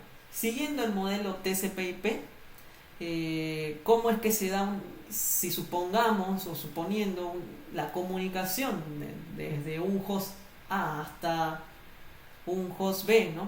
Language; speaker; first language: Spanish; native; Spanish